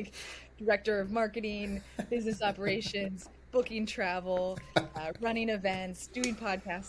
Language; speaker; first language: English; native; English